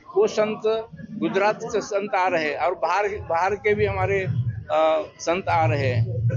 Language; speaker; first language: Hindi; non-native, local second language; Gujarati